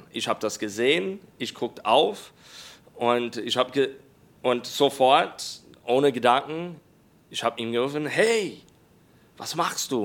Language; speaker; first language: German; non-native, learner; English